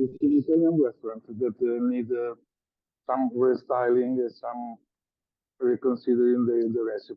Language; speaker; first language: English; non-native, learner; Italian